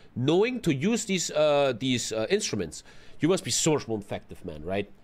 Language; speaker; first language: English; non-native, fluent; German